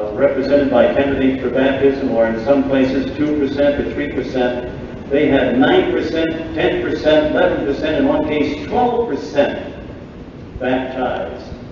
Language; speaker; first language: English; native; English